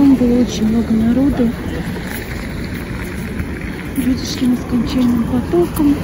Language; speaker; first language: Russian; native; Russian